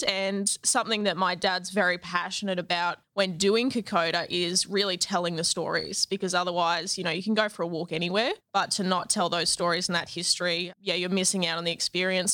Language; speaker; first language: English; native; English